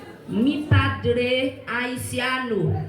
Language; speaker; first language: Spanish; non-native, learner; Haitian Creole